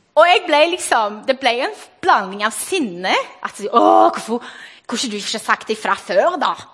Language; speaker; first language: Norwegian; non-native, fluent; Portuguese